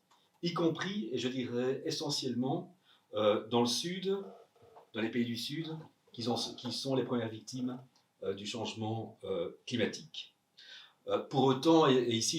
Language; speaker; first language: French; native; French